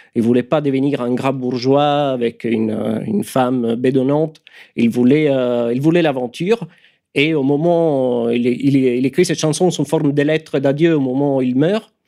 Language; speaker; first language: French; non-native, fluent; Italian